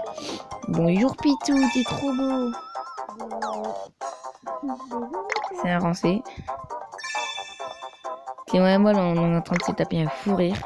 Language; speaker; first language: French; native; French